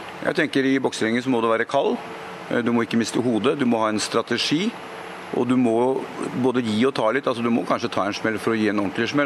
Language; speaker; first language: Norwegian; native; Norwegian